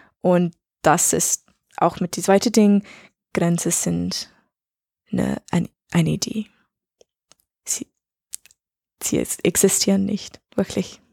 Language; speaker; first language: German; non-native, learner; English